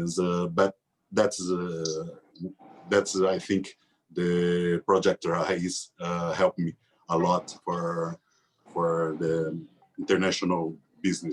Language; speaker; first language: English; non-native, learner; Portuguese